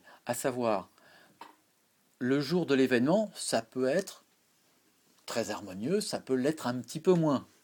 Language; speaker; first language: French; native; French